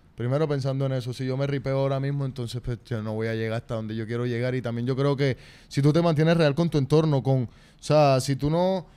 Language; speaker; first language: Spanish; native; Spanish